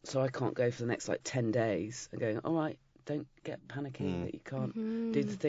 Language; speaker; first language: English; native; English